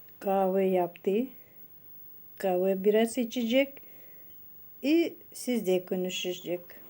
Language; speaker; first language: Turkish; non-native, learner; Russian